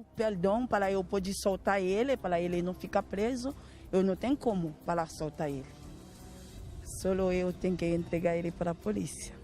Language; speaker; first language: Portuguese; non-native, learner; Haitian Creole